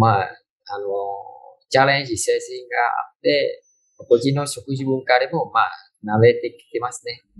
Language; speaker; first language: Japanese; non-native, fluent; Vietnamese